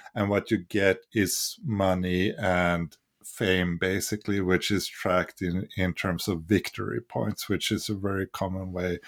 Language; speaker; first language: English; non-native, fluent; Swedish